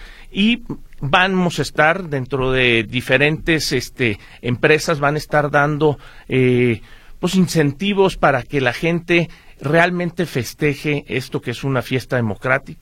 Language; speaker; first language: Spanish; native; Spanish